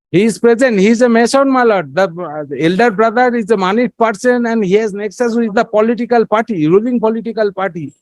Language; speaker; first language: English; non-native, local second language; Bangla